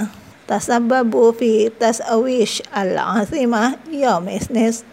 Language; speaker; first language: Arabic; non-native, learner; Indonesian